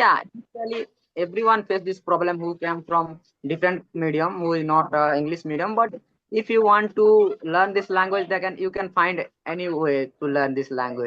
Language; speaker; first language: English; non-native, learner; Odia